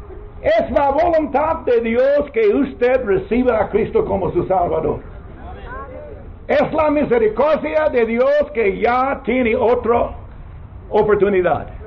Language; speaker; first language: Spanish; non-native, learner; English